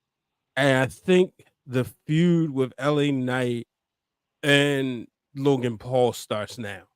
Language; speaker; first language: English; native; English